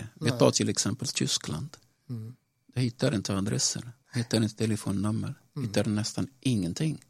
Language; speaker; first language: Swedish; non-native, fluent; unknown